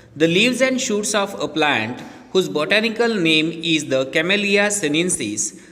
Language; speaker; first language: English; non-native, local second language; Marathi